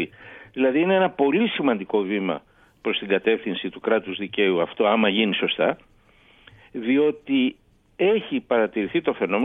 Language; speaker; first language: Greek; native; Greek